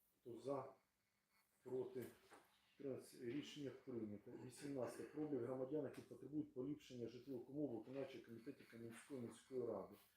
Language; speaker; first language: Ukrainian; native; Ukrainian